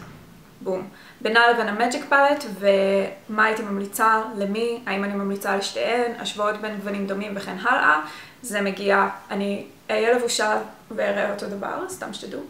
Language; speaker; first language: Hebrew; native; Hebrew